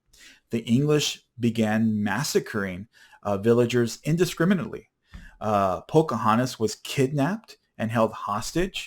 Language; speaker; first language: English; native; English